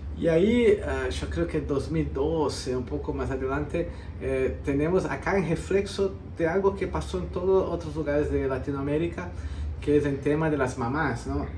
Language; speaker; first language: Spanish; early bilingual, heritage; Spanish